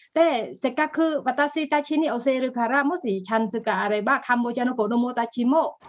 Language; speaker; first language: Japanese; non-native, fluent; Khmer